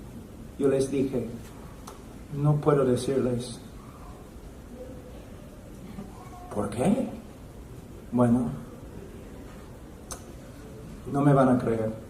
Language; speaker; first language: Spanish; non-native, fluent; English